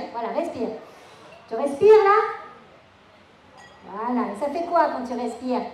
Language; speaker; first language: French; native; French